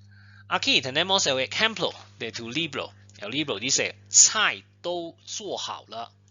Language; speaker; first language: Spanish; non-native, fluent; Chinese